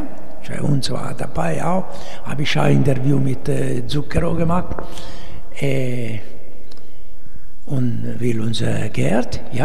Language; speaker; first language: German; non-native, learner; Italian